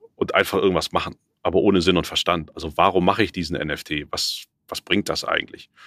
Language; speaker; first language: German; native; German